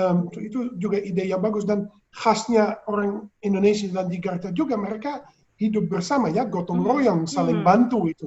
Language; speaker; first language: Indonesian; non-native, fluent; Dutch